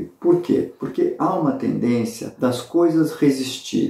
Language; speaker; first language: Portuguese; native; Portuguese